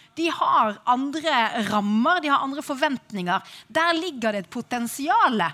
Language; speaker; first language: Norwegian; native; Norwegian